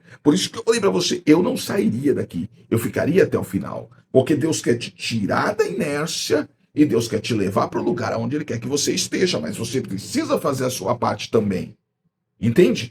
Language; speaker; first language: Portuguese; native; Portuguese